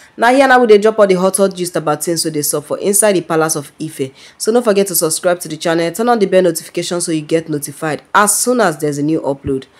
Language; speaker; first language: Nigerian Pidgin; non-native, local second language; Yoruba